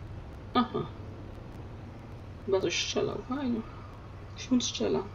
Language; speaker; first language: Polish; native; Polish